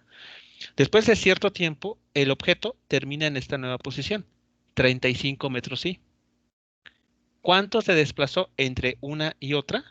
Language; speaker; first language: Spanish; native; Spanish